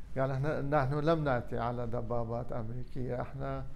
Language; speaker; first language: Arabic; non-native, local second language; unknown